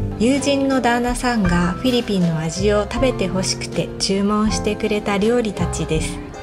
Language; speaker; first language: Japanese; native; Japanese